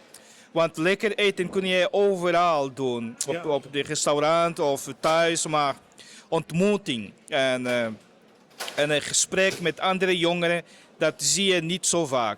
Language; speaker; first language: Dutch; non-native, fluent; Portuguese